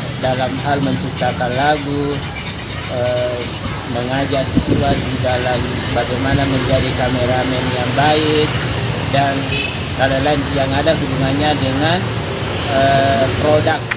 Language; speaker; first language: Indonesian; native; Indonesian